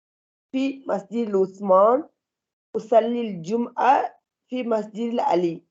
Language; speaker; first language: Arabic; non-native, learner; Tamil